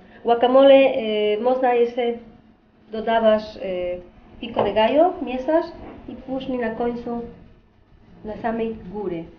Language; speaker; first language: Polish; non-native, learner; Spanish